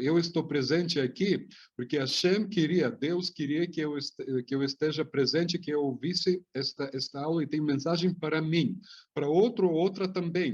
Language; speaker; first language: Portuguese; non-native, fluent; Hebrew